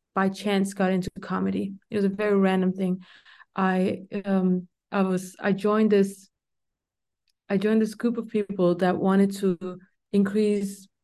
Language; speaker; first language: English; early bilingual, heritage; Danish